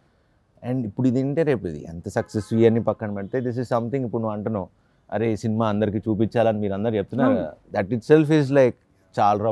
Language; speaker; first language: Telugu; native; Telugu